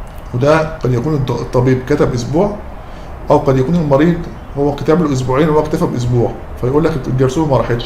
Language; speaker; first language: Arabic; native; Arabic